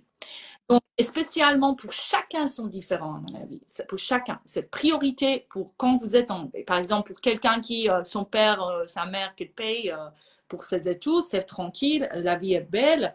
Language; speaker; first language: French; non-native, fluent; Persian